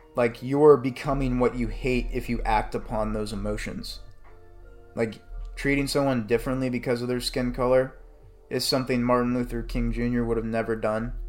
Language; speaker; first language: English; native; English